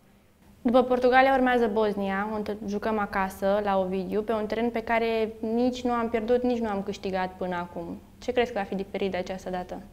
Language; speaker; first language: Romanian; native; Romanian